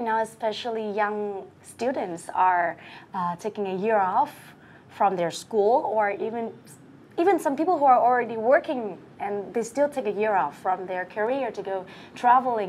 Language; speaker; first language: English; non-native, fluent; Vietnamese